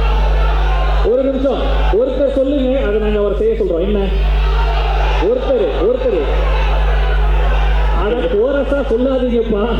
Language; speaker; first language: Tamil; native; Tamil